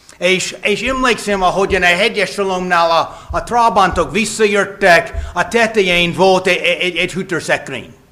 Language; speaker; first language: Hungarian; non-native, fluent; English